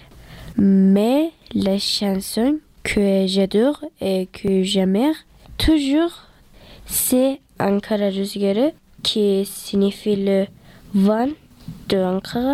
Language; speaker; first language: French; early bilingual, other home language; Turkish